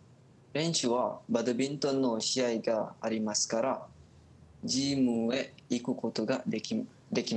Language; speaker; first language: Japanese; non-native, learner; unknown